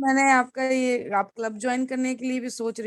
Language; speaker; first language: Hindi; native; Hindi